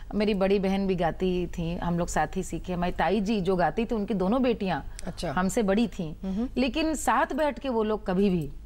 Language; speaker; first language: Hindi; native; Hindi